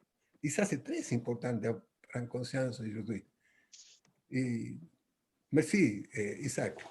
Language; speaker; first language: French; non-native, fluent; Spanish